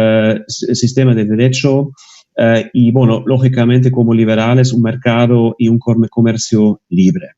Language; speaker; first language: Spanish; non-native, fluent; German